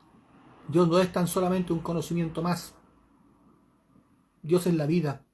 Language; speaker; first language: Spanish; native; Spanish